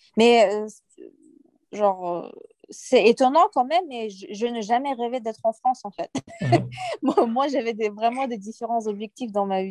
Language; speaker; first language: French; non-native, fluent; Uyghur